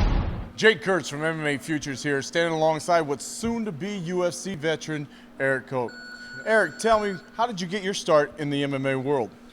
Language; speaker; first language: English; native; English